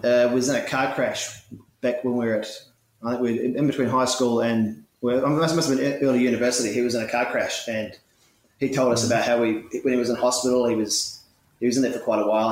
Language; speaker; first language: English; native; English